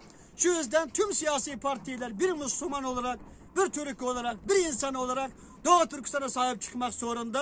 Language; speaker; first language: Turkish; non-native, learner; Uyghur